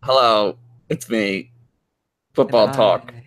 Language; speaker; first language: English; native; English